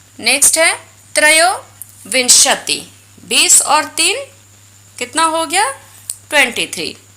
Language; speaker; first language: Hindi; native; Hindi